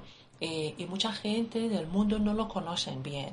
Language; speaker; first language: Spanish; non-native, fluent; Persian